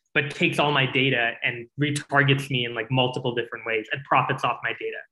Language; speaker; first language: English; native; English